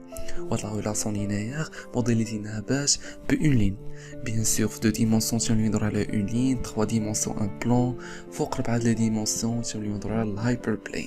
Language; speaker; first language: Arabic; native; Arabic